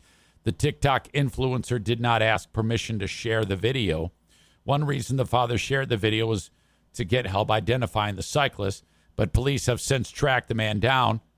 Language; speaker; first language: English; native; English